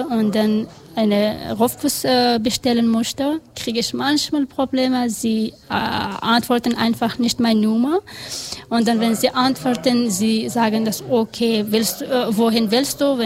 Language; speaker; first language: German; non-native, learner; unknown